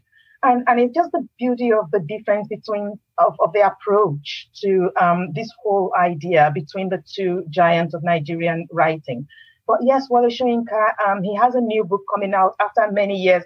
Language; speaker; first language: English; non-native, local second language; Yoruba